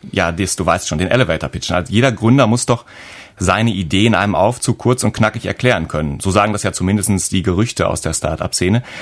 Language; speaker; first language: German; native; German